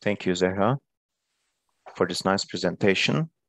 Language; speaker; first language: English; non-native, fluent; Turkish